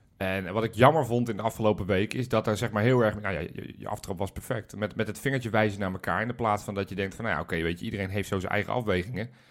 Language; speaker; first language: Dutch; native; Dutch